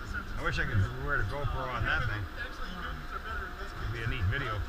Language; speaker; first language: English; native; English